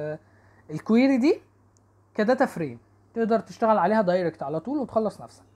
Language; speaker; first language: Arabic; native; Arabic